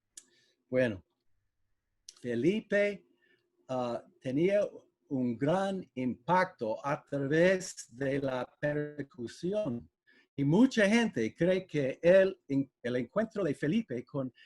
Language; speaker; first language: Spanish; non-native, fluent; English